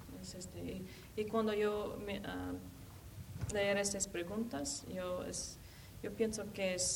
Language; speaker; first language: Spanish; non-native, learner; English